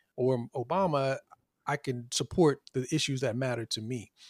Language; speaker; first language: English; native; English